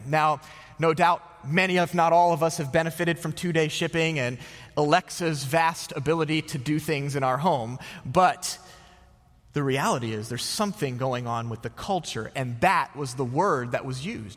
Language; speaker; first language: English; native; English